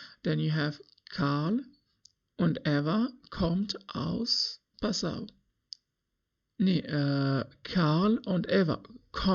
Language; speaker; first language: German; non-native, learner; English